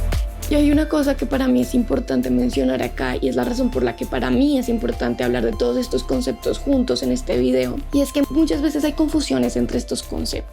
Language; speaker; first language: Spanish; native; Spanish